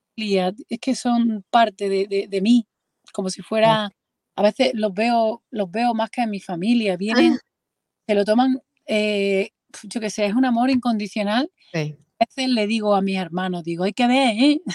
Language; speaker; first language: Spanish; native; Spanish